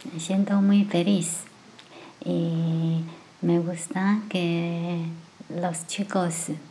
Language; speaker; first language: Spanish; non-native, learner; Chinese